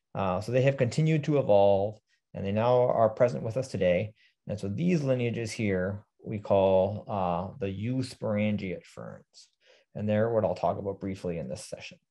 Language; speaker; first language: English; native; English